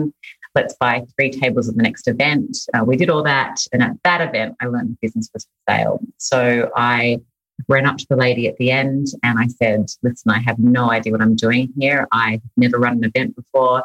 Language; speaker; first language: English; native; English